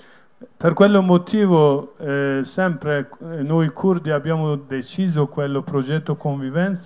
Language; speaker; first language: Italian; non-native, learner; Kurdish